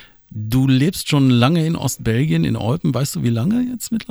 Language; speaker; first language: German; native; German